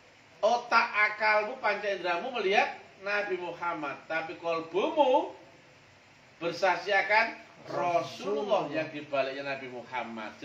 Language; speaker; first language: Indonesian; native; Indonesian